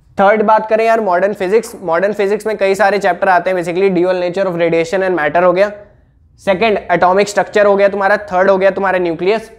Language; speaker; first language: Hindi; native; Hindi